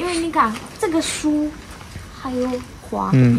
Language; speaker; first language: Chinese; non-native, learner; Ukrainian